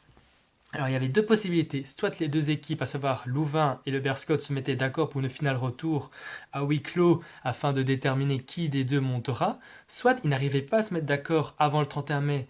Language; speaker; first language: French; native; French